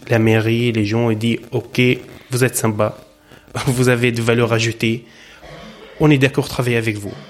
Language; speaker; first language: French; non-native, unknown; Arabic